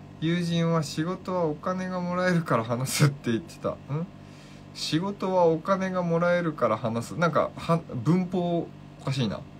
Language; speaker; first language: Japanese; native; Japanese